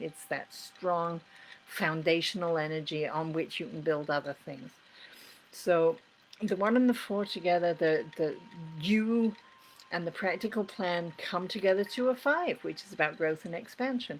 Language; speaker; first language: English; native; English